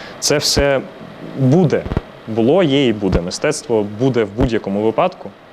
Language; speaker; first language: Ukrainian; non-native, local second language; Russian